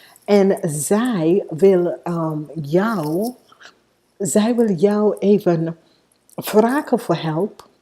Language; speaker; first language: Dutch; non-native, fluent; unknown